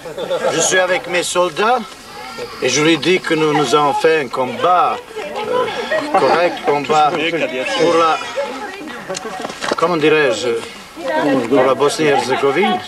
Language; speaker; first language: French; non-native, learner; Serbian